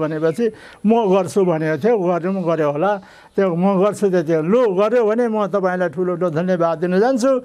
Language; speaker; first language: Nepali; non-native, local second language; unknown